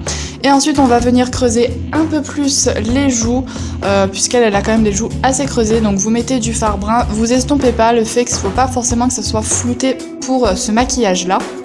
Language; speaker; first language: French; native; French